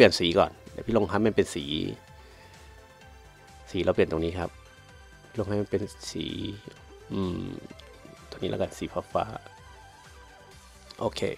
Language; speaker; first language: Thai; native; Thai